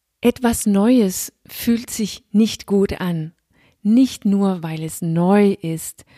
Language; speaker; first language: German; non-native, fluent; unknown